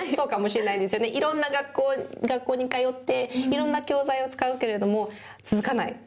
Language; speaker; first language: Japanese; non-native, fluent; English